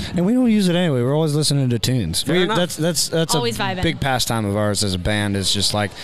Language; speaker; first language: English; native; English